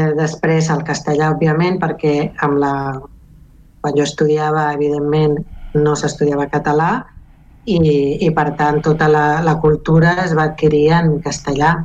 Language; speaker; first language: Catalan; non-native, local second language; Galician